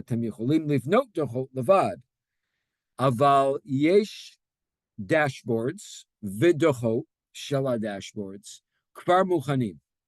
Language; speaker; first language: Hebrew; non-native, fluent; English